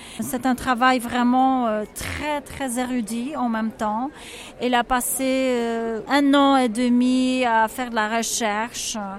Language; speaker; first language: French; non-native, fluent; Polish